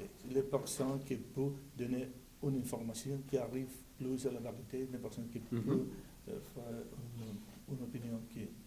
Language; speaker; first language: French; non-native, learner; Spanish